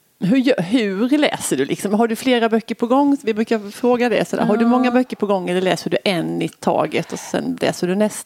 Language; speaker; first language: Swedish; native; Swedish